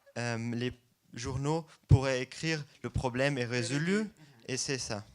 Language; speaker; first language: French; non-native, fluent; German